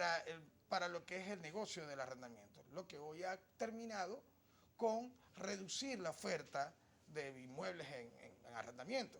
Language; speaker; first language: Spanish; native; Spanish